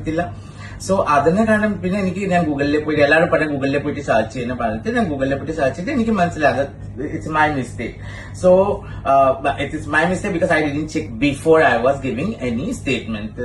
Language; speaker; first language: Malayalam; non-native, fluent; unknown